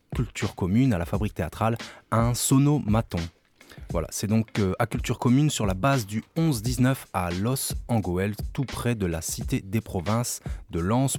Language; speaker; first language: French; native; French